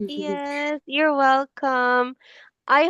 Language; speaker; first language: English; non-native, fluent; Filipino